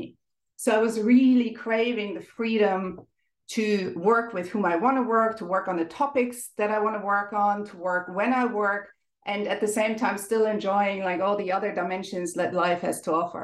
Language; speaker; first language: English; non-native, fluent; German